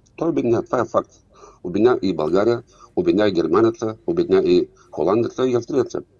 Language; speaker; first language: Bulgarian; non-native, local second language; Turkish